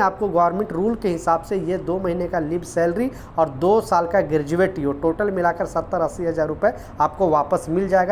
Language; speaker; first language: Hindi; native; Hindi